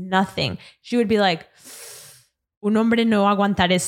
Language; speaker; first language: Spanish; non-native, learner; English